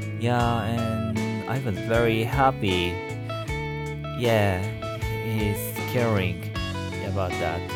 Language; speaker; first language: English; non-native, learner; Japanese